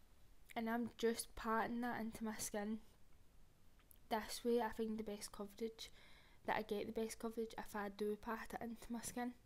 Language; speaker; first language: English; native; English